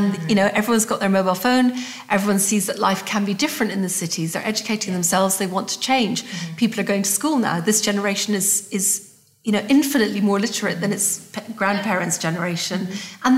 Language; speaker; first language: English; native; English